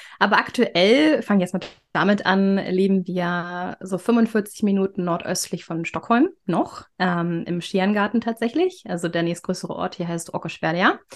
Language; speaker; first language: German; native; German